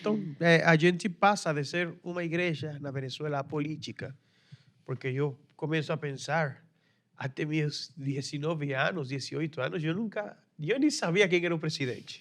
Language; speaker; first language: Portuguese; non-native, fluent; Spanish